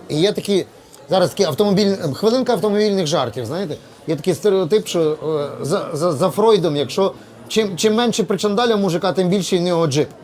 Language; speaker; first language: Ukrainian; native; Ukrainian